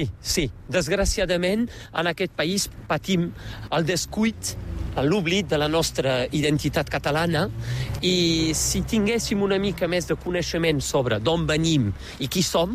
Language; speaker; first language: Catalan; native; Catalan